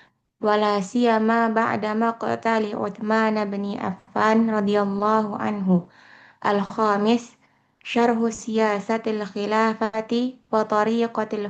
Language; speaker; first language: Arabic; non-native, learner; Indonesian